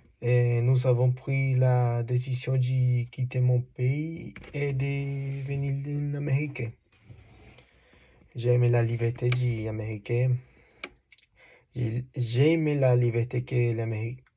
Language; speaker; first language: French; non-native, learner; Spanish